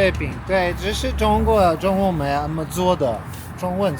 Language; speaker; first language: Chinese; non-native, learner; Polish